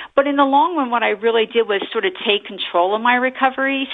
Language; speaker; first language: English; native; English